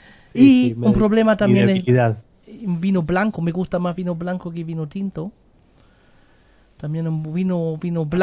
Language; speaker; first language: Spanish; non-native, fluent; German